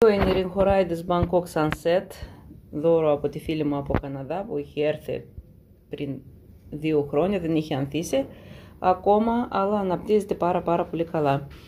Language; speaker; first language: Greek; non-native, fluent; Russian